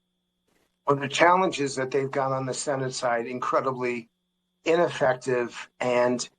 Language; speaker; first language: English; native; English